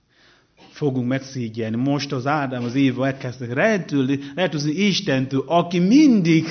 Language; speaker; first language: Hungarian; non-native, learner; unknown